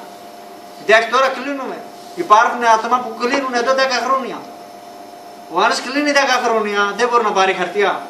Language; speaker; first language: Greek; non-native, learner; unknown